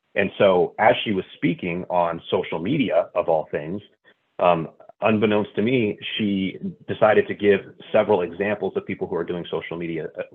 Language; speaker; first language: English; native; English